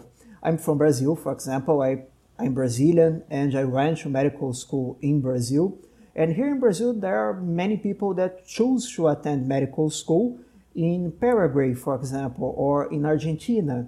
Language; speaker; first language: English; non-native, fluent; Portuguese